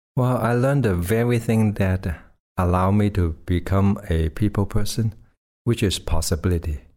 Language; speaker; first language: English; non-native, local second language; Cantonese